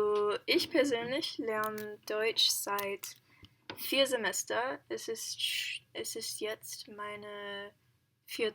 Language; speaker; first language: German; non-native, learner; English